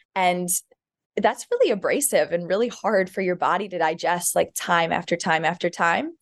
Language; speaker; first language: English; native; English